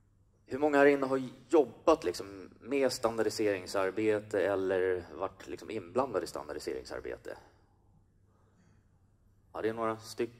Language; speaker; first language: Swedish; native; Swedish